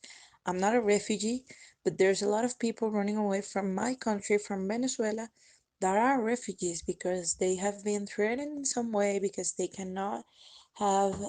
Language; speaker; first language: English; non-native, fluent; Spanish